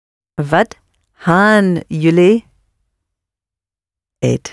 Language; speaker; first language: Dutch; non-native, learner; English